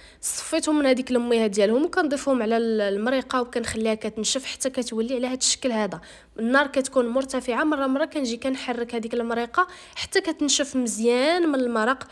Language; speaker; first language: Arabic; native; Arabic